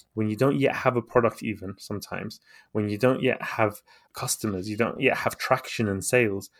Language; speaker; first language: English; native; English